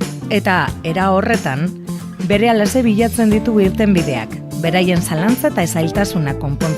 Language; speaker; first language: Basque; native; Basque